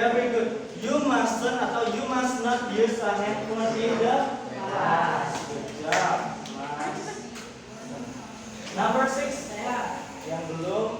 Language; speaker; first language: English; non-native, learner; Indonesian